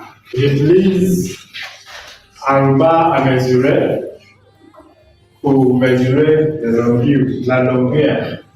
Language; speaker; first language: French; non-native, learner; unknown